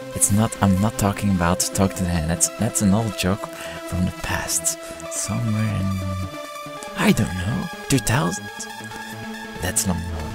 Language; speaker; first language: English; non-native, fluent; Dutch